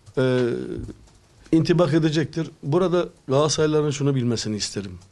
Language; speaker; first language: Turkish; native; Turkish